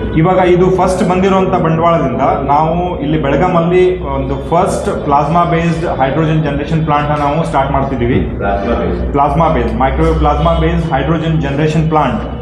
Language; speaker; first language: Kannada; native; Kannada